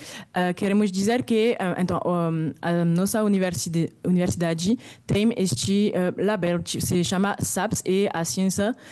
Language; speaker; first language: Portuguese; non-native, fluent; French